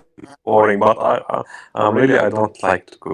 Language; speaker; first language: English; non-native, learner; Arabic